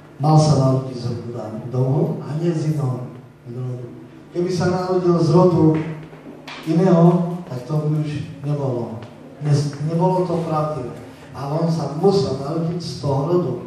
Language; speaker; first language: Slovak; non-native, local second language; Romany